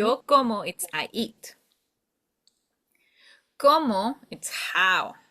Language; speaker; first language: English; non-native, learner; Spanish